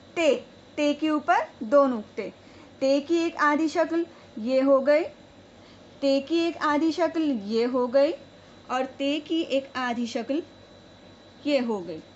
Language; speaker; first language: Hindi; native; Hindi